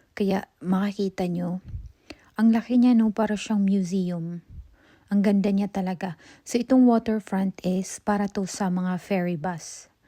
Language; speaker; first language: Filipino; non-native, local second language; Cebuano